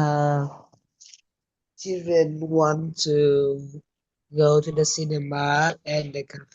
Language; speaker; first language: English; non-native, learner; Vietnamese